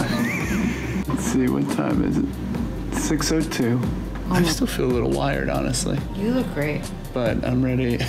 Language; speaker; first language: English; native; English